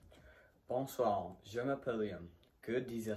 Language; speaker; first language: French; non-native, learner; English